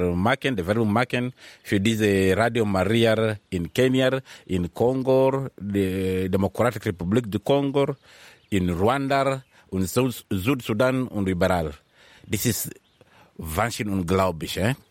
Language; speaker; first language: German; non-native, learner; Swahili